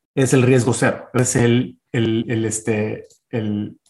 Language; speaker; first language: Spanish; early bilingual, heritage; Spanish